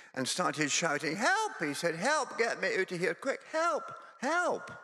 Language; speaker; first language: English; native; English